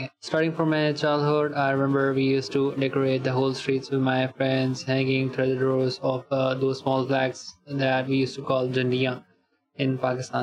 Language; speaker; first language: English; native; English